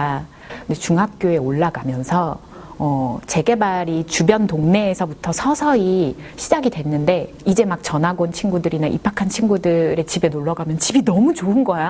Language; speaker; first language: Korean; native; Korean